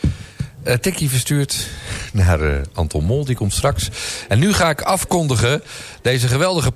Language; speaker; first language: Dutch; native; Dutch